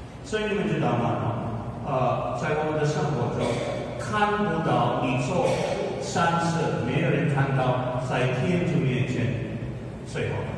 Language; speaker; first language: Chinese; non-native, fluent; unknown